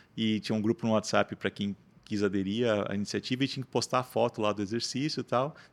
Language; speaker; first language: Portuguese; native; Portuguese